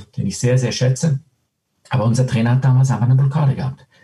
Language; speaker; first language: German; native; German